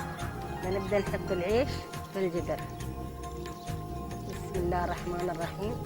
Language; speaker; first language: Arabic; native; Arabic